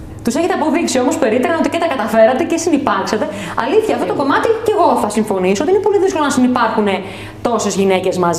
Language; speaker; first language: Greek; native; Greek